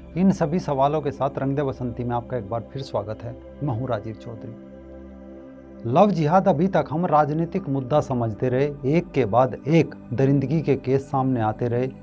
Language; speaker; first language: Hindi; native; Hindi